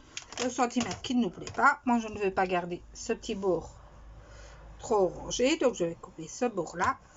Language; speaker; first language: French; native; French